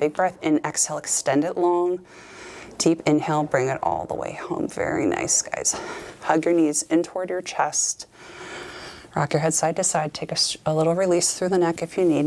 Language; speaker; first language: English; native; English